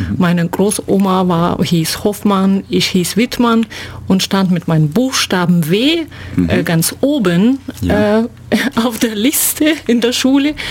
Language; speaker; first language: German; non-native, fluent; Russian